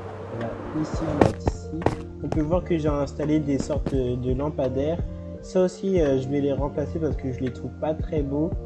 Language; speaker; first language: French; native; French